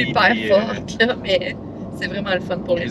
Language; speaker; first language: French; native; French